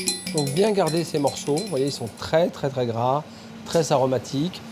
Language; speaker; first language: French; native; French